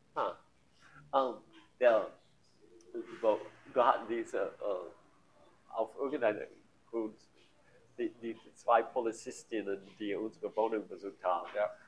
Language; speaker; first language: German; non-native, learner; English